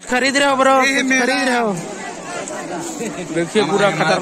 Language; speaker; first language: Hindi; native; Hindi